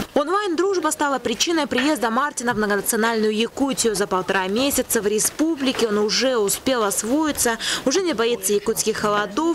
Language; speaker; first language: Russian; non-native, local second language; Yakut